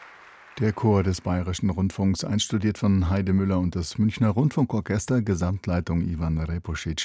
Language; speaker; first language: German; native; German